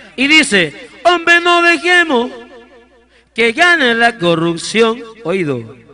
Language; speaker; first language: Spanish; native; Spanish